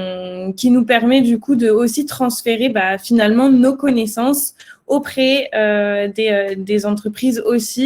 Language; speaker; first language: French; native; French